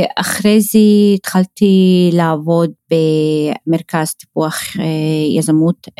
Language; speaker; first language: Hebrew; non-native, local second language; Arabic